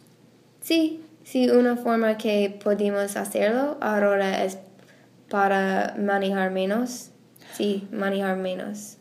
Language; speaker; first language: Spanish; non-native, learner; English